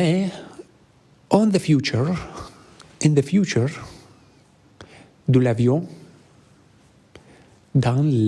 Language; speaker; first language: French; non-native, learner; Arabic